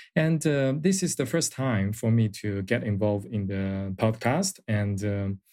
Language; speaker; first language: English; non-native, fluent; Chinese